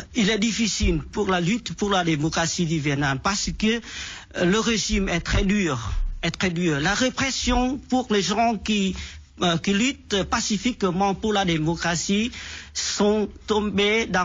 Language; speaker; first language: French; non-native, fluent; Vietnamese